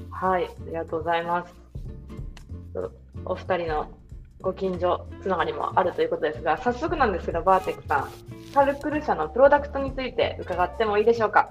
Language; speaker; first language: Japanese; native; Japanese